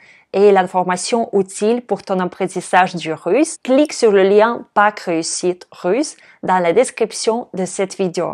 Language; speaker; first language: French; non-native, fluent; Russian